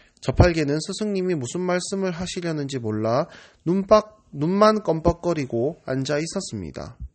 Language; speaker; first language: Korean; native; Korean